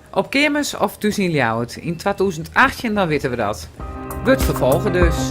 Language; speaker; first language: Dutch; non-native, local second language; Western Frisian